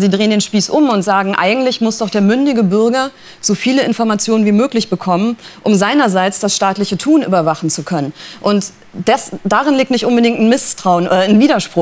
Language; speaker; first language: German; native; German